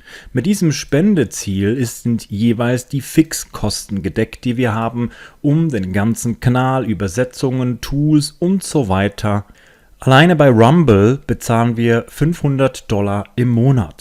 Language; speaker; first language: German; native; German